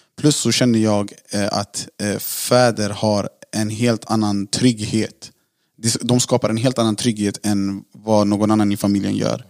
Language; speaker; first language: Swedish; native; Swedish